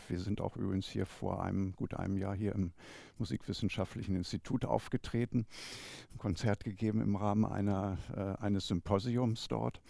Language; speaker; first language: German; native; German